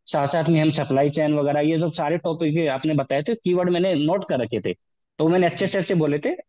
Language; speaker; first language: Hindi; native; Hindi